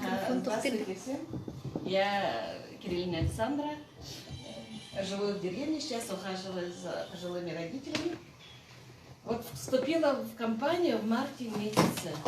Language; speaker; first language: Russian; non-native, local second language; Yakut